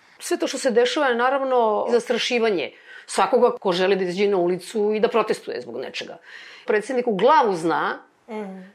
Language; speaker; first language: Serbian; native; Serbian